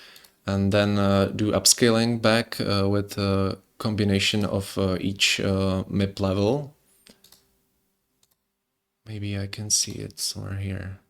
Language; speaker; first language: English; non-native, fluent; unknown